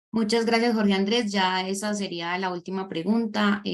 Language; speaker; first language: Spanish; native; Spanish